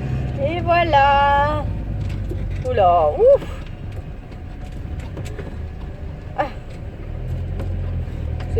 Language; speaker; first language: French; native; French